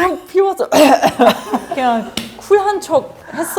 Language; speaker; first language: Korean; non-native, learner; German